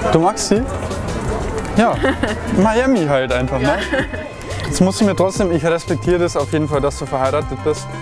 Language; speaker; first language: German; native; German